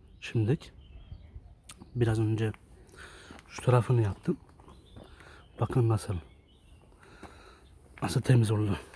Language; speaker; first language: Turkish; early bilingual, heritage; Turkish